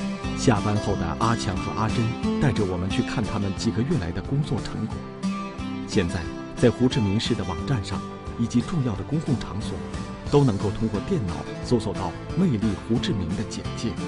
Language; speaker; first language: Chinese; native; Chinese